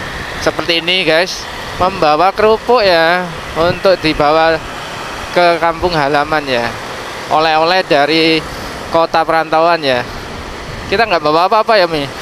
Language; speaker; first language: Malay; non-native, local second language; Javanese